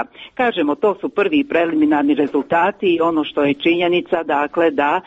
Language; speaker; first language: Croatian; native; Croatian